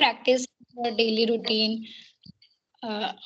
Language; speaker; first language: English; non-native, learner; Hindi